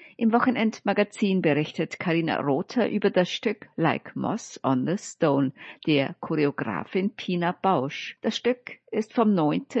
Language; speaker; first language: German; native; German